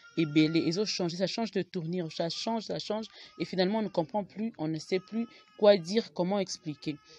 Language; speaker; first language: French; non-native, local second language; Lingala